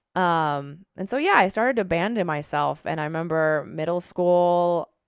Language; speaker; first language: English; native; English